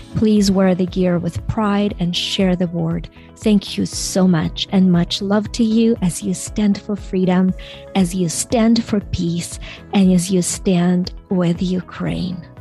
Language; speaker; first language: English; non-native, fluent; Ukrainian